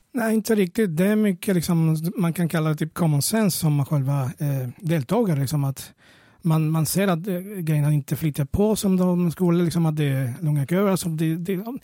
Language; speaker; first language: Swedish; early bilingual, other home language; Spanish